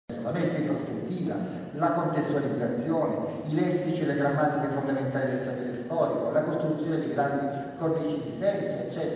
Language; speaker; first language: Italian; native; Italian